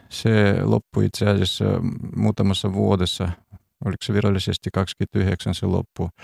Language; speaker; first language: Finnish; non-native, fluent; Russian